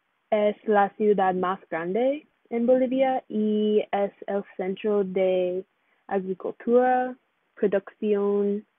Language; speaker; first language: Spanish; non-native, learner; English